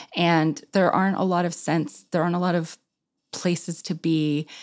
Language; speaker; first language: English; native; English